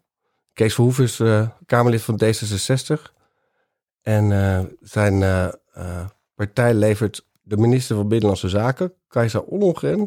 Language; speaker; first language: Dutch; native; Dutch